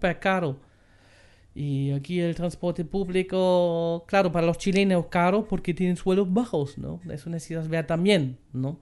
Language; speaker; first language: Spanish; non-native, fluent; German